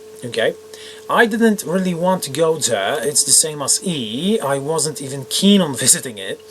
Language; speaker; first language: English; non-native, fluent; Polish